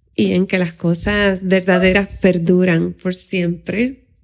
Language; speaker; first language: Spanish; native; Spanish